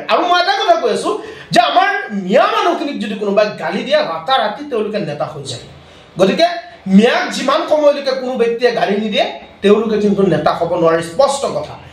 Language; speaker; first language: Assamese; non-native, local second language; Bangla